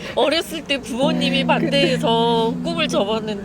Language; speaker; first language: Korean; native; Korean